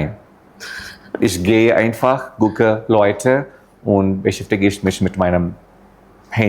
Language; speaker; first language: German; non-native, fluent; Malayalam